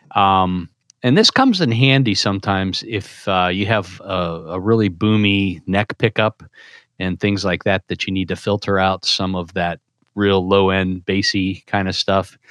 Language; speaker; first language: English; native; English